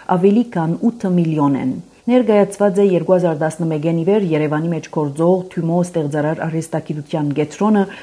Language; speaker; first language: Armenian; early bilingual, heritage; Armenian